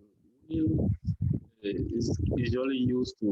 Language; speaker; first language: English; non-native, learner; French